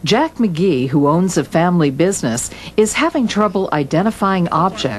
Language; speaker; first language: English; native; English